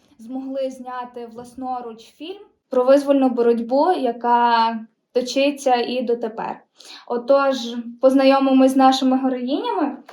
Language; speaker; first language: Ukrainian; native; Ukrainian